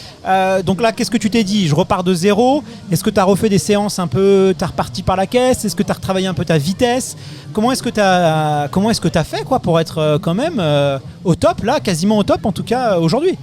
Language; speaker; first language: French; native; French